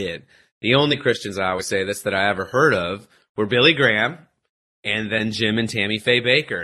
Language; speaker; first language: English; native; English